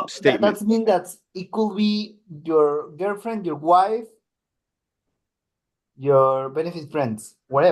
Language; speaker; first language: English; non-native, learner; Spanish